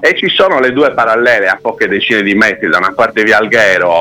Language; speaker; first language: Italian; native; Italian